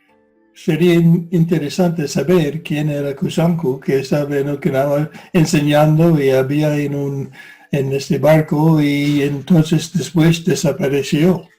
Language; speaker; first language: Spanish; non-native, fluent; English